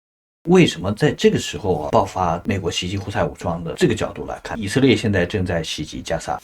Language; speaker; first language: Chinese; native; Chinese